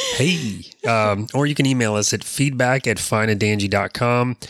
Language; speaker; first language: English; native; English